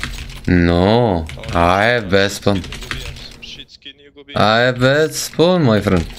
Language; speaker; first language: English; non-native, learner; Czech